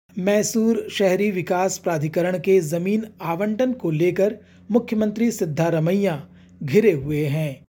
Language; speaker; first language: Hindi; native; Hindi